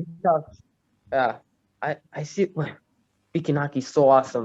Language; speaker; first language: English; non-native, learner; Indonesian